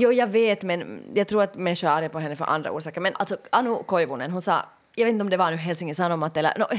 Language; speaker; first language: Swedish; native; Swedish